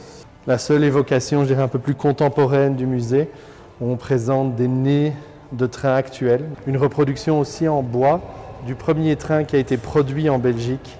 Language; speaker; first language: French; native; French